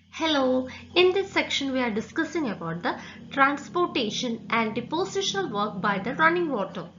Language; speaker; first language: English; non-native, local second language; Malayalam